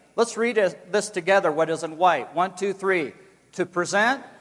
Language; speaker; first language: English; native; English